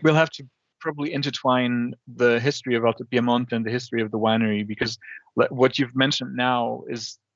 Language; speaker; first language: English; non-native, fluent; German